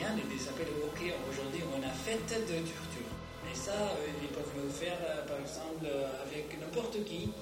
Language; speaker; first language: French; non-native, fluent; Arabic